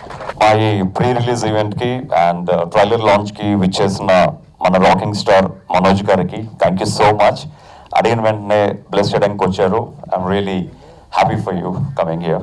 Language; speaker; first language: Telugu; native; Telugu